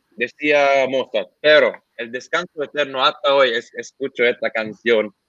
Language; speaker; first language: Spanish; non-native, fluent; Arabic